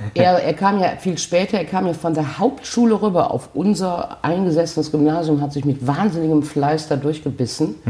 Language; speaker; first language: German; native; German